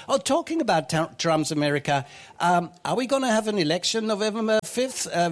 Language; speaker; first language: English; non-native, fluent; German